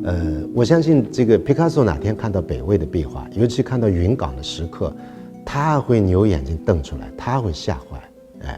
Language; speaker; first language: Chinese; native; Chinese